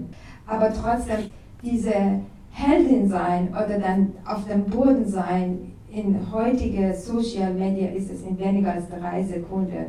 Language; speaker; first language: German; non-native, learner; Persian